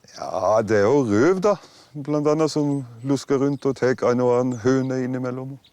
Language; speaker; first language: Norwegian; non-native, fluent; German